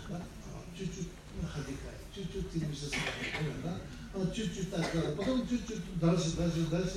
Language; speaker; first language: Russian; non-native, learner; Tibetan